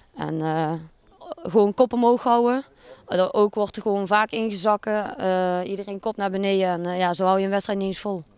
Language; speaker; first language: Dutch; native; Dutch